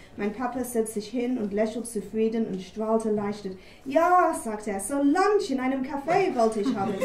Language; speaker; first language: German; non-native, fluent; English